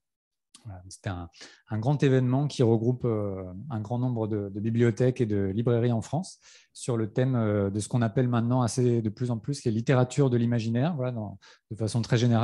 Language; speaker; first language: French; native; French